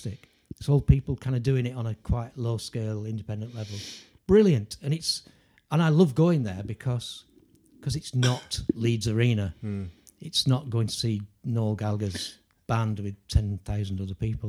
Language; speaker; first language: English; native; English